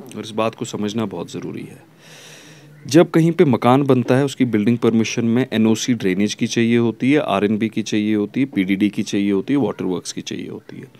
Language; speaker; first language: Hindi; non-native, local second language; Kashmiri